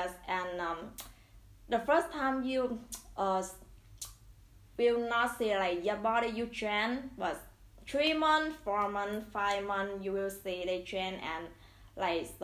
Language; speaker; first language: English; non-native, learner; Vietnamese